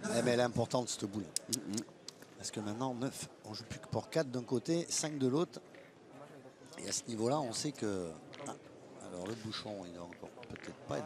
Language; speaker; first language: French; native; French